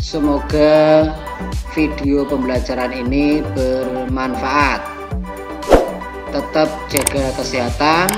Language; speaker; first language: Indonesian; native; Indonesian